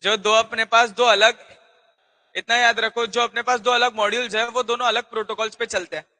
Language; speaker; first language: Hindi; non-native, local second language; Marathi